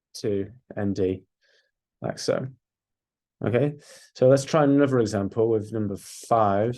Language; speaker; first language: English; native; English